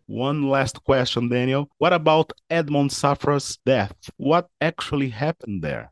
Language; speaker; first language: English; non-native, fluent; Portuguese